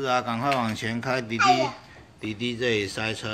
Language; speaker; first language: Chinese; native; Chinese